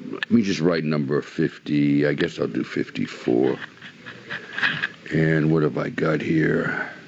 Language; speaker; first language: English; native; English